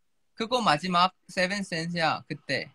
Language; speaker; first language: Korean; non-native, fluent; Thai